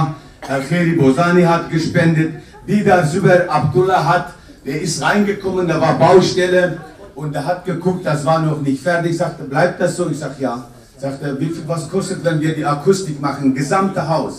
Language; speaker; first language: German; non-native, fluent; Kurdish